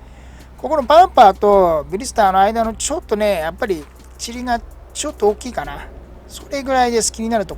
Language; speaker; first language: Japanese; native; Japanese